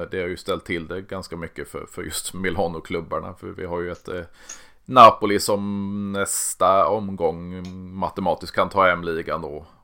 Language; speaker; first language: Swedish; native; Swedish